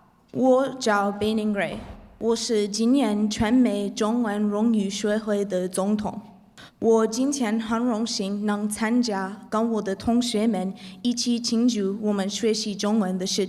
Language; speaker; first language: Chinese; non-native, learner; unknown